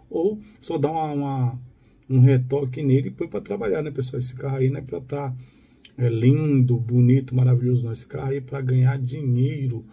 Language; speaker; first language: Portuguese; native; Portuguese